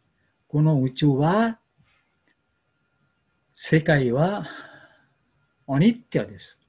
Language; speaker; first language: Japanese; non-native, learner; Bangla